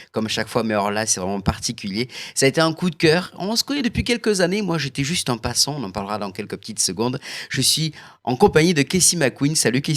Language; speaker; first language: French; native; French